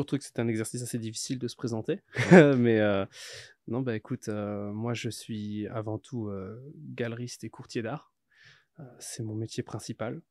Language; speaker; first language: French; native; French